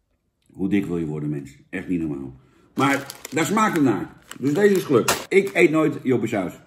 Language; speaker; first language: Dutch; native; Dutch